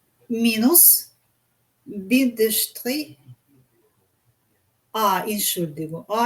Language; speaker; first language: German; non-native, learner; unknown